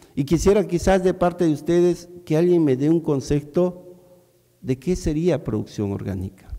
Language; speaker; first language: Spanish; native; Spanish